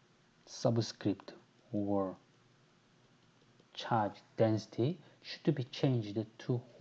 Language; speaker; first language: English; non-native, fluent; Korean